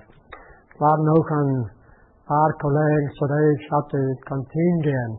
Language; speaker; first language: German; native; German